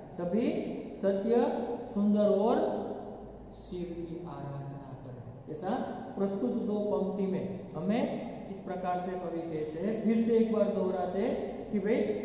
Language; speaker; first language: Hindi; non-native, local second language; Gujarati